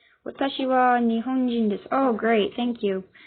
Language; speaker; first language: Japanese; non-native, learner; English